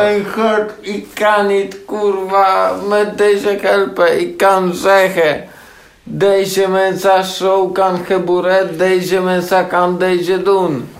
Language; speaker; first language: Dutch; non-native, learner; Polish